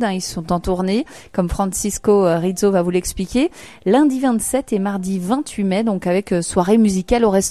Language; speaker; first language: French; native; French